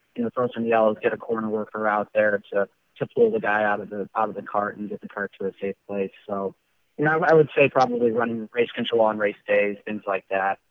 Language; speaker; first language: English; native; English